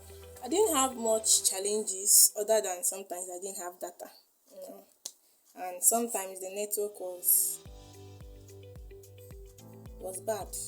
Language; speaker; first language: English; non-native, local second language; Igbo